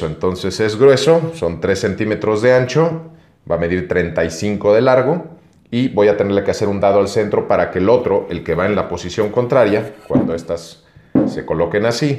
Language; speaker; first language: Spanish; native; Spanish